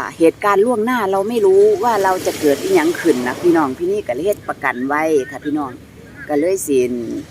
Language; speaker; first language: Thai; non-native, local second language; Northeastern Thai